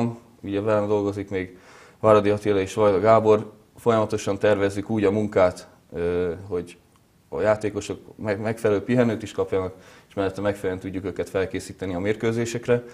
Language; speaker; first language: Hungarian; native; Hungarian